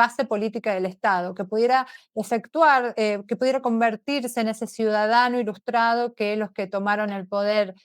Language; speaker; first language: Spanish; native; Spanish